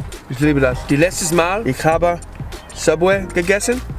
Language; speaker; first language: German; non-native, learner; English